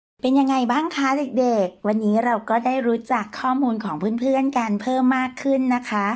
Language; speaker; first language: Thai; native; Thai